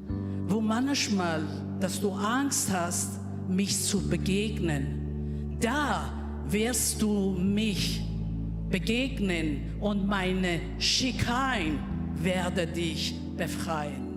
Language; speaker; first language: German; non-native, learner; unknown